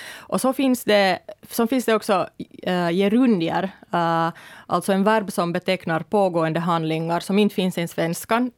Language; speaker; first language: Swedish; early bilingual, other home language; Russian